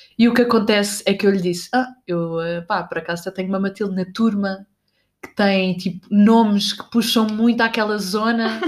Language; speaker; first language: Portuguese; native; Portuguese